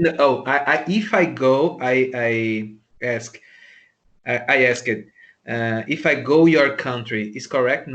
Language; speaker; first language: English; non-native, learner; Portuguese